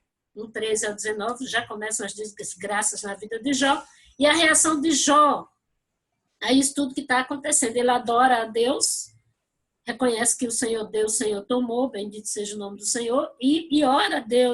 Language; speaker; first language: Portuguese; native; Portuguese